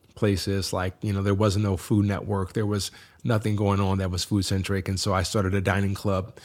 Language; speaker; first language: English; native; English